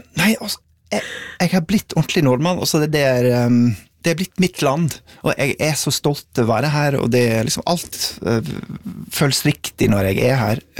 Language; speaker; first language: Norwegian; non-native, fluent; English